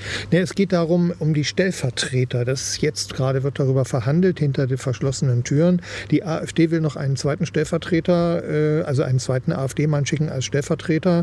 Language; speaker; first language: German; native; German